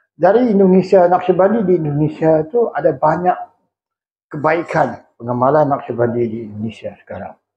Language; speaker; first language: Malay; native; Malay